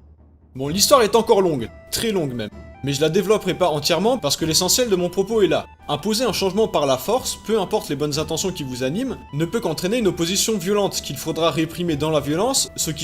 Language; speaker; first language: French; native; French